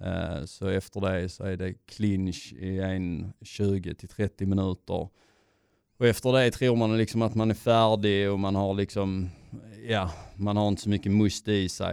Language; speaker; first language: Swedish; native; Swedish